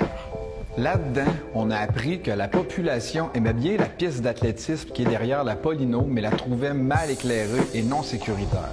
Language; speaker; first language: French; native; French